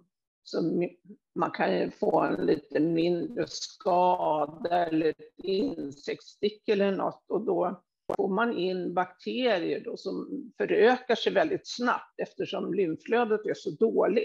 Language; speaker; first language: Swedish; native; Swedish